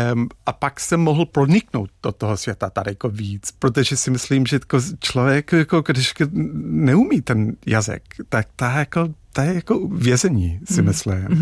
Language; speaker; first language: Czech; non-native, fluent; English